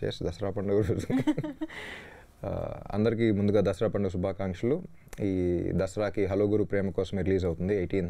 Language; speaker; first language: Telugu; native; Telugu